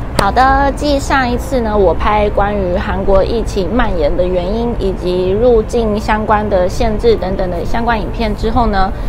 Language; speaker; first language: Chinese; native; Chinese